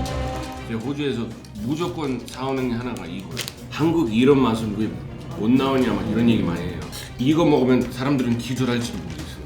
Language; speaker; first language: Korean; non-native, fluent; English